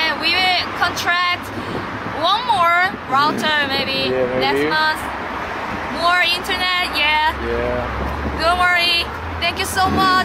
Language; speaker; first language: English; non-native, learner; Korean